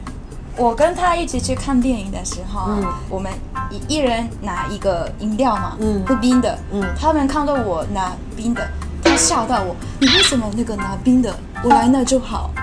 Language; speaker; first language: Chinese; non-native, fluent; Japanese